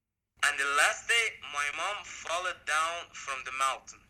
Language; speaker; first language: English; non-native, learner; Persian